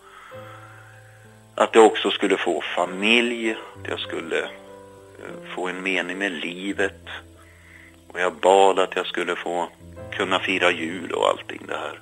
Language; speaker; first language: Swedish; native; Swedish